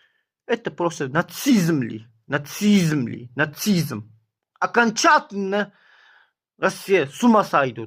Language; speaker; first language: Russian; non-native, learner; Uzbek